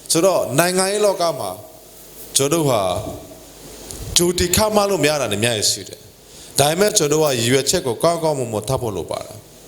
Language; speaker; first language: Burmese; non-native, local second language; Hakha Chin